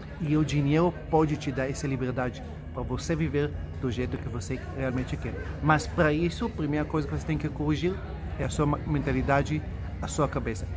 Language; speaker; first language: Portuguese; non-native, fluent; Hebrew